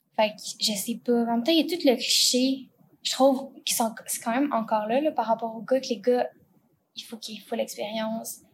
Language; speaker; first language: French; native; French